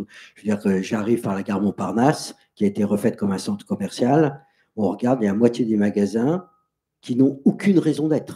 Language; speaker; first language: French; native; French